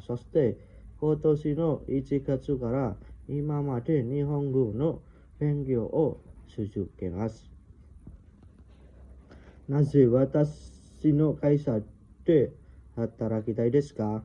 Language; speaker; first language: Japanese; non-native, learner; Indonesian